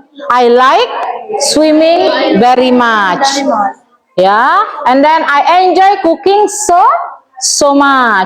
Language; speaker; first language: English; non-native, learner; Indonesian